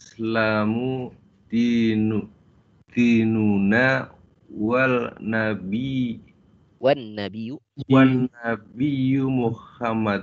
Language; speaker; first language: Arabic; non-native, learner; Indonesian